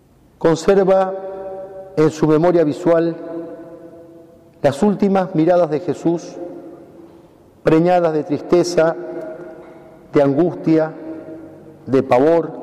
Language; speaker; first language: Spanish; native; Spanish